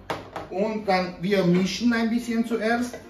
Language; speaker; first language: German; non-native, fluent; Romanian